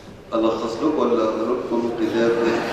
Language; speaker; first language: Arabic; native; Arabic